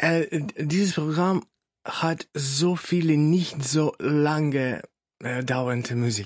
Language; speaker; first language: German; non-native, fluent; Russian